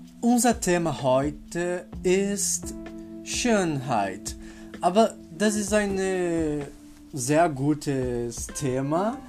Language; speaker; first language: German; non-native, learner; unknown